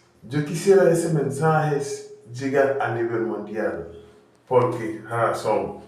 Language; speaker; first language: Spanish; non-native, learner; Haitian Creole